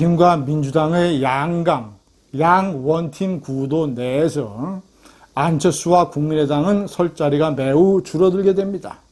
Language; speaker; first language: Korean; native; Korean